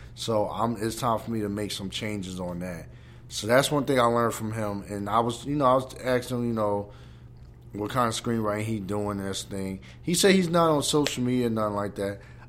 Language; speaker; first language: English; native; English